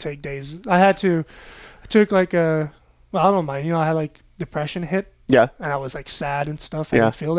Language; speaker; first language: English; non-native, fluent; French